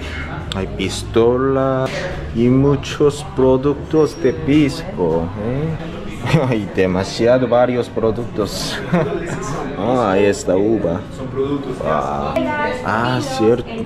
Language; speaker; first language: Spanish; non-native, learner; Portuguese